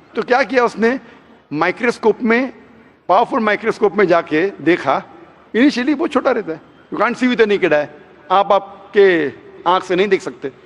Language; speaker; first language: Hindi; non-native, local second language; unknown